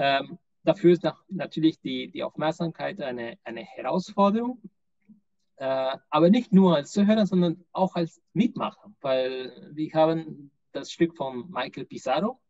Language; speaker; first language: German; non-native, fluent; Spanish